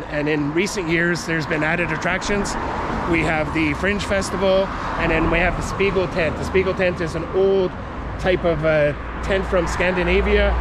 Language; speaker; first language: English; native; English